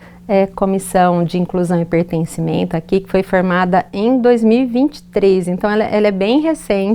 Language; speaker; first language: Portuguese; native; Portuguese